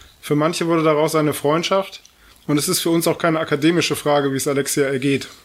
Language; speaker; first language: German; native; German